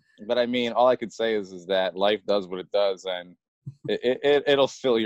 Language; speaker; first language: English; native; English